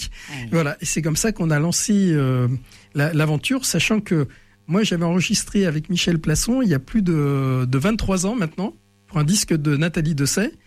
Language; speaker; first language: French; native; French